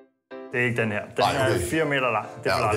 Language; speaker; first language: Danish; native; Danish